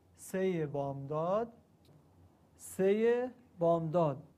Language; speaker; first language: Persian; non-native, learner; Arabic